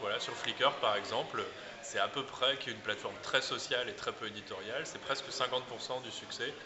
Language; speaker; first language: French; native; French